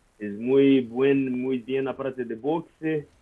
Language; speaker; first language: Spanish; non-native, learner; Portuguese